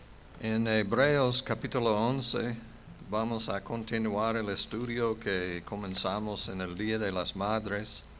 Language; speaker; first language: Spanish; non-native, fluent; English